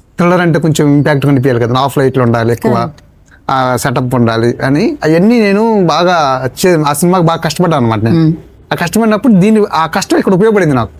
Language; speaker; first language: Telugu; native; Telugu